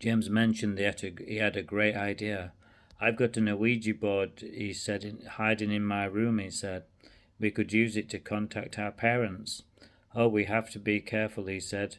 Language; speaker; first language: English; native; English